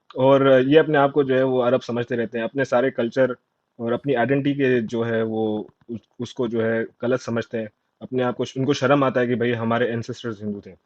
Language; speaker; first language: Urdu; non-native, local second language; Sindhi